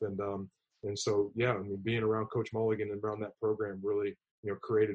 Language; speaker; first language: English; native; English